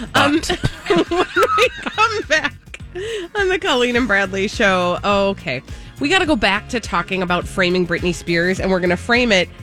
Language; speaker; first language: English; early bilingual, other home language; Norwegian